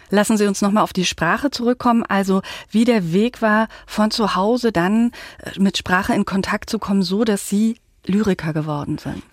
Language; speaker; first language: German; native; German